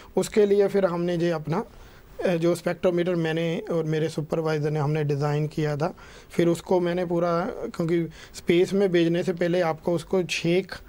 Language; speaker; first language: Hindi; non-native, local second language; Punjabi